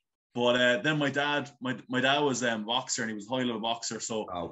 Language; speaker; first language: English; native; English